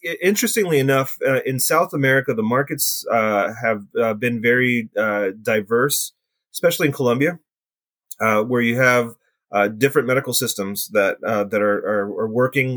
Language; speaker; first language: English; native; English